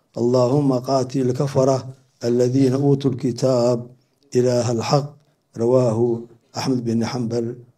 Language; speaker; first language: Arabic; non-native, local second language; Somali